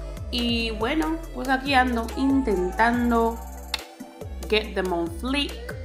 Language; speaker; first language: Spanish; native; Spanish